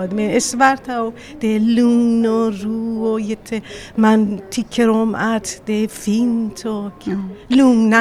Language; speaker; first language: Swedish; non-native, learner; Persian